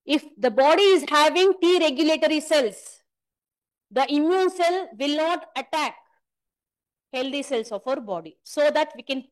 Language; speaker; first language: English; non-native, local second language; Kannada